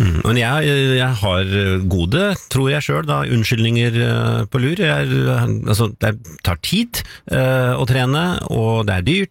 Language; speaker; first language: Norwegian; native; Norwegian